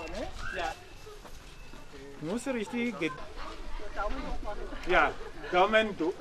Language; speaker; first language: German; non-native, fluent; Ewe